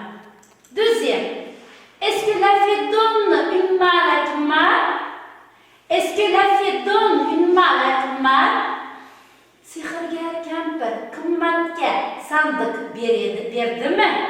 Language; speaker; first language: French; non-native, fluent; Uzbek